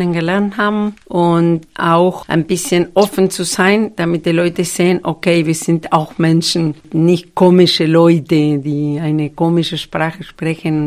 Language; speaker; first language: German; non-native, fluent; Spanish